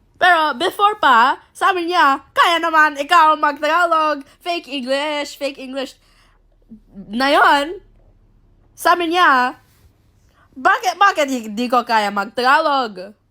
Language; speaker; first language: Filipino; non-native, learner; English